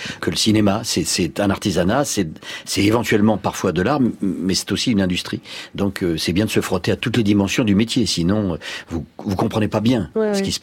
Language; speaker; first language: French; native; French